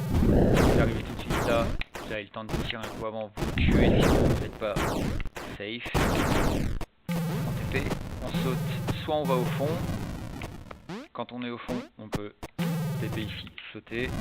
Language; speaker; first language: French; native; French